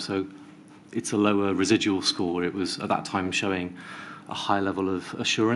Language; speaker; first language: English; native; English